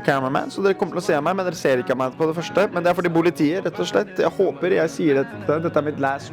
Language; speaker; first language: Norwegian; native; Norwegian